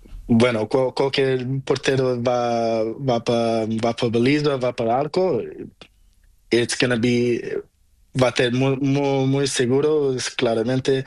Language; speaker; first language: Spanish; non-native, learner; Portuguese